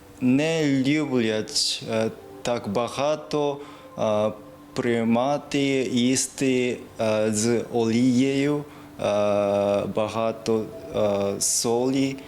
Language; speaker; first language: Ukrainian; non-native, learner; Japanese